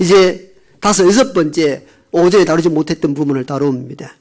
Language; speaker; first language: Korean; native; Korean